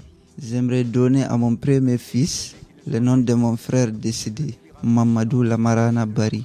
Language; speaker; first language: French; non-native, learner; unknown